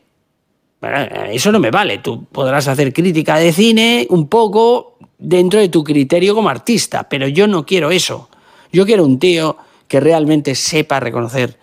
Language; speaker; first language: Spanish; native; Spanish